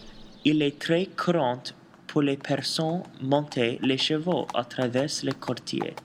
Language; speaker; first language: French; non-native, learner; English